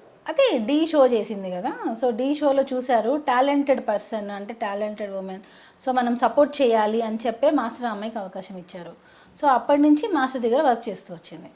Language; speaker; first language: Telugu; native; Telugu